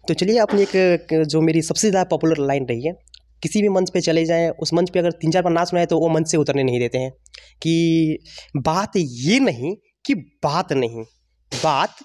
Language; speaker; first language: Hindi; native; Hindi